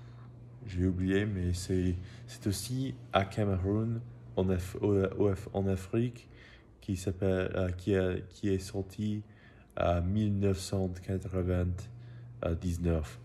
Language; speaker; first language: French; non-native, learner; English